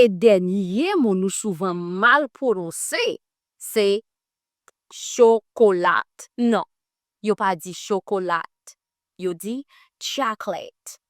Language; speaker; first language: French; non-native, learner; Haitian Creole